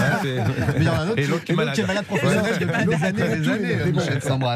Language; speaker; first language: French; native; French